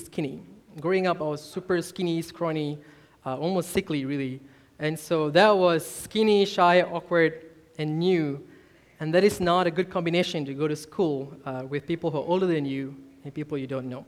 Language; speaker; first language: English; non-native, local second language; Tamil